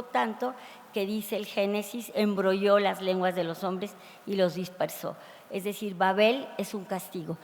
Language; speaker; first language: Spanish; native; Spanish